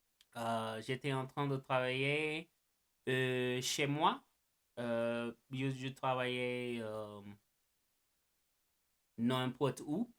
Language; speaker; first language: French; non-native, learner; English